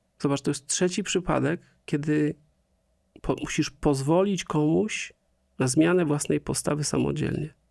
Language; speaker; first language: Polish; native; Polish